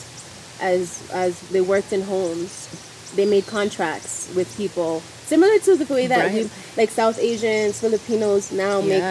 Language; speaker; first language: English; native; English